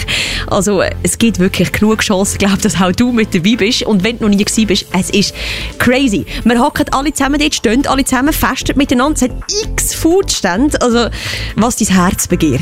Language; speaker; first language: German; native; German